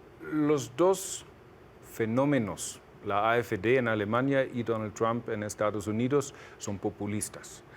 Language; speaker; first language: Spanish; non-native, fluent; German